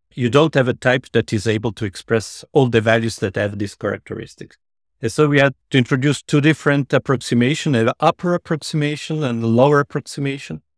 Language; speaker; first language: English; non-native, fluent; Italian